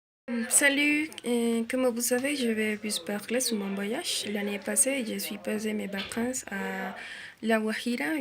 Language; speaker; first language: French; non-native, learner; Spanish